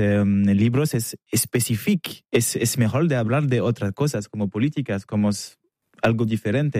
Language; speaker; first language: Spanish; non-native, learner; French